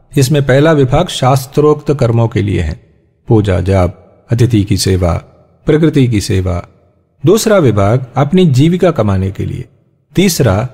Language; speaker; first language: Hindi; native; Hindi